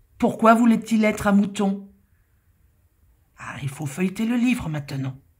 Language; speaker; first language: French; native; French